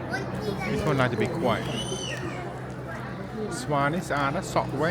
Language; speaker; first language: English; non-native, learner; Vietnamese